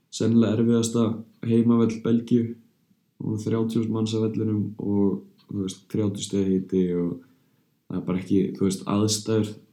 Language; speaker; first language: Icelandic; early bilingual, heritage; Icelandic